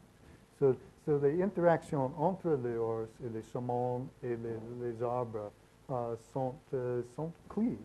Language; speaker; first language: French; non-native, learner; English